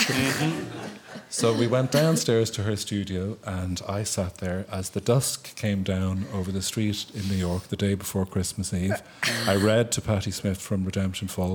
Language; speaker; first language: English; native; English